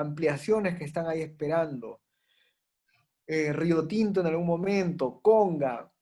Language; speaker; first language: Spanish; native; Spanish